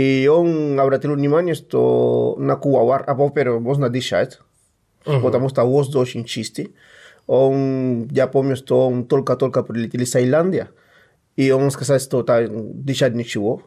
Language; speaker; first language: Russian; non-native, fluent; Spanish